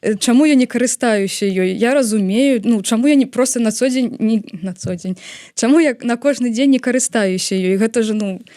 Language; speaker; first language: Belarusian; native; Belarusian